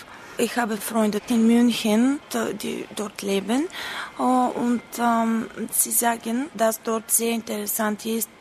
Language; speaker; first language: German; non-native, learner; Bulgarian